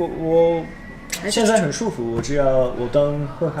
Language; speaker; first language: Chinese; non-native, learner; English